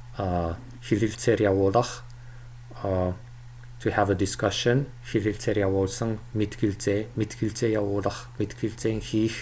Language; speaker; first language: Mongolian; non-native, fluent; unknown